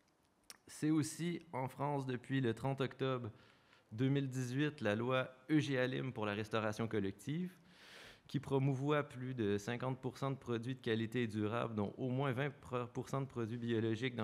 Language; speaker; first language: French; native; French